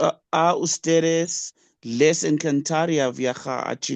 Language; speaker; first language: Spanish; non-native, learner; English